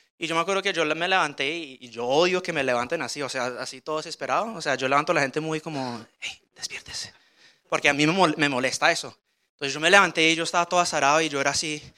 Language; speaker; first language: Spanish; early bilingual, heritage; Spanish